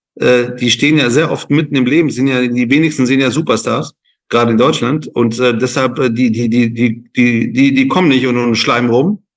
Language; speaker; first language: German; non-native, fluent; Persian